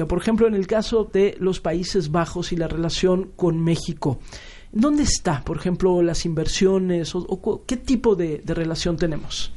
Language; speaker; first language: Spanish; native; Spanish